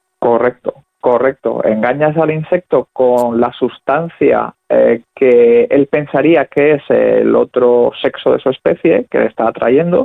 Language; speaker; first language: Spanish; native; Spanish